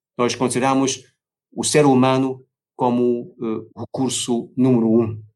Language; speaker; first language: Portuguese; non-native, fluent; Chinese